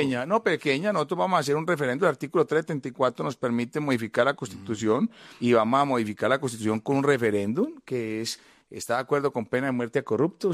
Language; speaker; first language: Spanish; native; Spanish